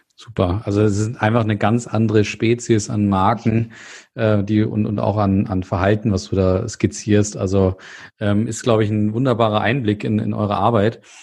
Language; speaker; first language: German; native; German